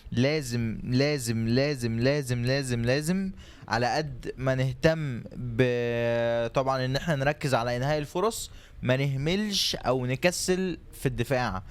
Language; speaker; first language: Arabic; native; Arabic